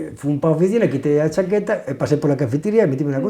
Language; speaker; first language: Spanish; non-native, local second language; Galician